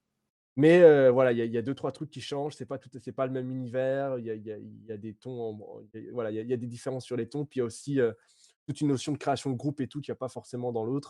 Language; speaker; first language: French; native; French